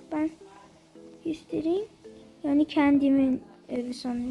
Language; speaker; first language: Turkish; early bilingual, heritage; Turkish